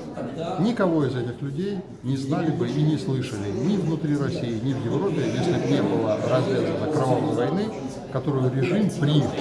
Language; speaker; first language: Russian; native; Russian